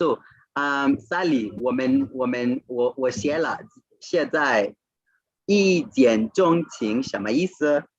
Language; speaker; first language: Chinese; non-native, fluent; Swahili